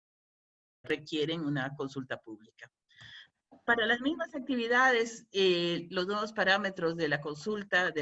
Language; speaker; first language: Spanish; native; Spanish